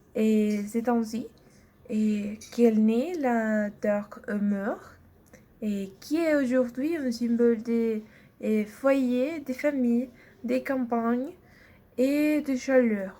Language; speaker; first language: French; non-native, learner; Spanish